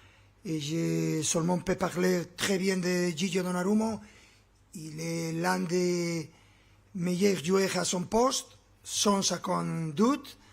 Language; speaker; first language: French; non-native, fluent; Spanish